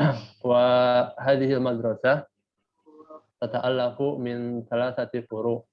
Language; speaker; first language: Arabic; non-native, learner; Indonesian